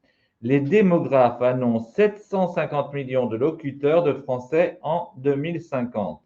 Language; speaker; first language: French; native; French